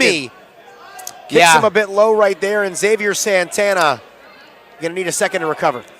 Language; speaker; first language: English; native; English